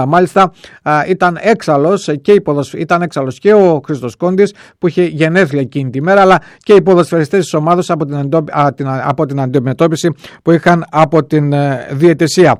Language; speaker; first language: Greek; native; Greek